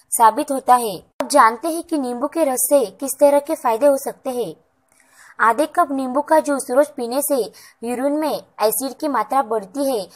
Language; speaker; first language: Hindi; non-native, local second language; Marathi